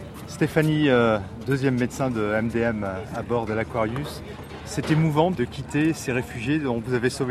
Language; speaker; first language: French; native; French